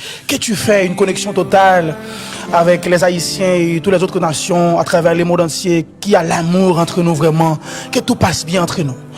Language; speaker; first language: French; non-native, local second language; Haitian Creole